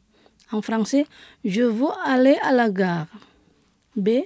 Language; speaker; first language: French; non-native, fluent; Indonesian